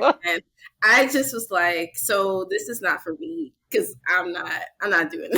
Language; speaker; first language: English; native; English